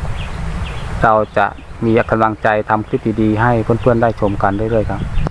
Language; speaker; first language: Thai; non-native, local second language; Khmer